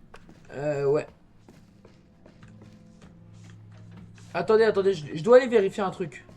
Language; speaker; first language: French; native; French